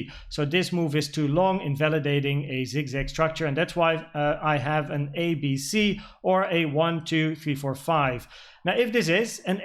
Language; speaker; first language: English; non-native, fluent; Dutch